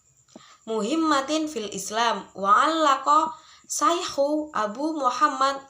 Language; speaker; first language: Arabic; non-native, learner; Indonesian